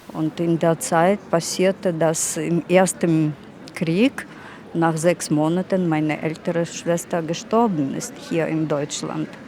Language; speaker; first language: German; non-native, fluent; Russian